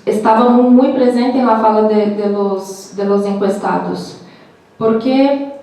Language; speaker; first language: Spanish; non-native, learner; Portuguese